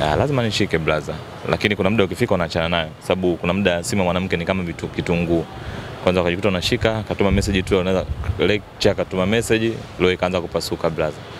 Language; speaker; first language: Swahili; native; Swahili